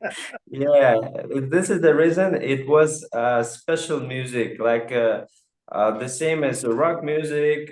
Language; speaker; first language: English; non-native, fluent; Russian